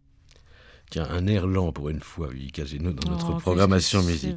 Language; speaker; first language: French; native; French